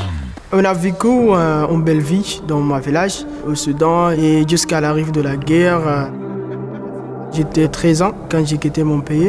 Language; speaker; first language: French; non-native, fluent; Arabic